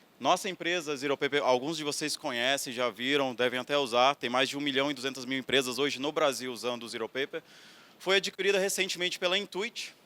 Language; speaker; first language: Portuguese; native; Portuguese